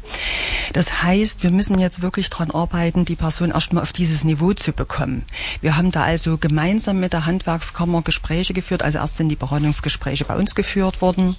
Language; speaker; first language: German; native; German